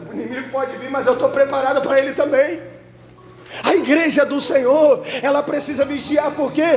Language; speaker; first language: Portuguese; native; Portuguese